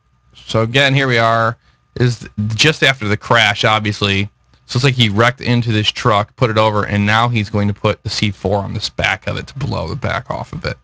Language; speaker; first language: English; native; English